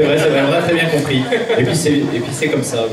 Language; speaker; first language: French; native; French